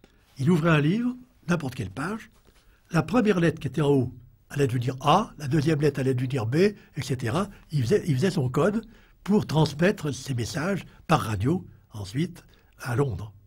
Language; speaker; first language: French; native; French